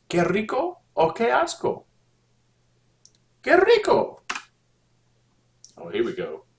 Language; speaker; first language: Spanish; non-native, fluent; English